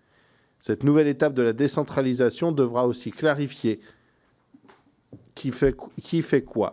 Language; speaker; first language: French; native; French